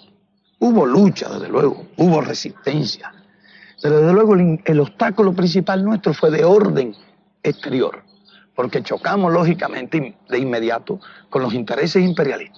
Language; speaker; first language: Spanish; native; Spanish